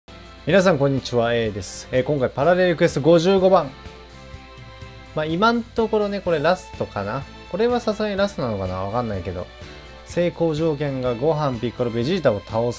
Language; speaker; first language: Japanese; native; Japanese